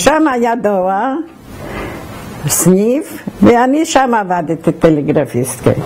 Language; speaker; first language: Hebrew; non-native, fluent; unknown